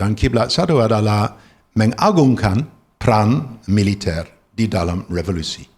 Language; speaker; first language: Indonesian; non-native, fluent; English